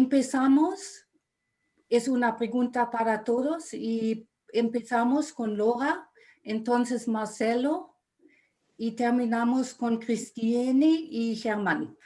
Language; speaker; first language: Spanish; non-native, fluent; German